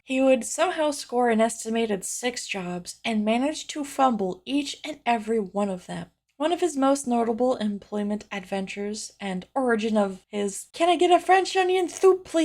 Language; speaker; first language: English; native; English